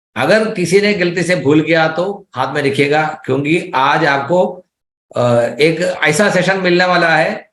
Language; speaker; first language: Hindi; non-native, local second language; Malayalam